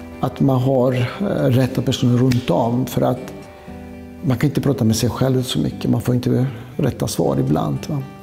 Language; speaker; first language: Swedish; non-native, fluent; Greek